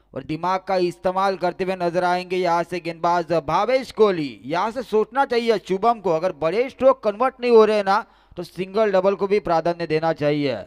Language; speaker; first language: Hindi; non-native, local second language; Marathi